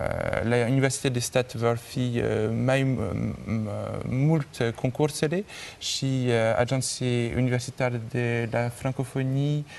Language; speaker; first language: Romanian; non-native, learner; French